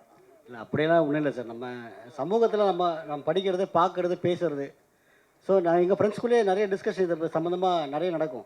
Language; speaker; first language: Tamil; native; Tamil